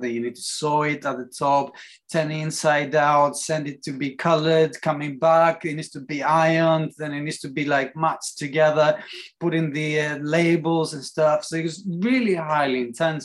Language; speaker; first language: English; non-native, fluent; Greek